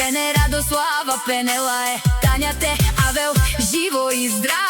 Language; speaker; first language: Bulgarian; non-native, local second language; Romany